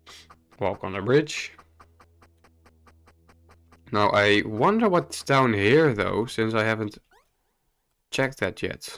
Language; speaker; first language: English; non-native, fluent; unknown